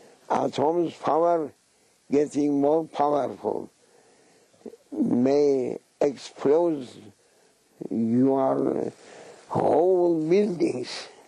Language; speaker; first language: English; non-native, fluent; Turkish